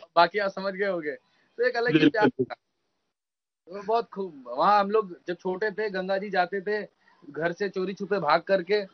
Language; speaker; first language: Hindi; native; Hindi